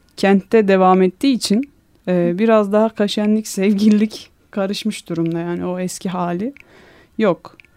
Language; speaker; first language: Turkish; non-native, local second language; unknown